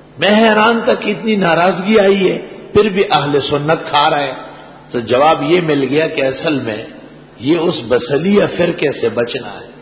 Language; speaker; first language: Urdu; non-native, local second language; Pashto